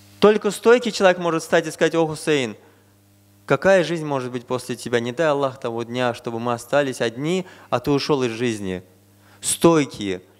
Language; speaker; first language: Russian; non-native, fluent; Azerbaijani